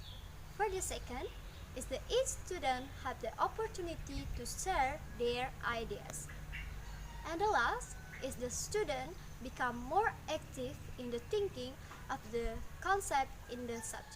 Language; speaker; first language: English; non-native, learner; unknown